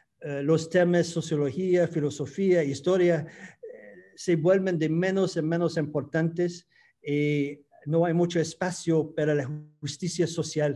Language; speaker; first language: Spanish; non-native, fluent; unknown